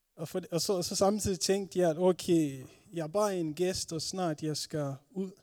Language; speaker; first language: Danish; non-native, fluent; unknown